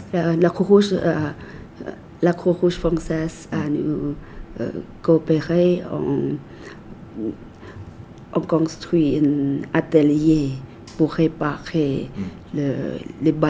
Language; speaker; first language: French; non-native, fluent; Thai